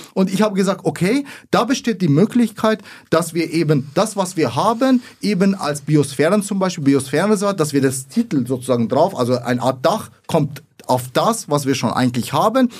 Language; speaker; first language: German; early bilingual, other home language; Arabic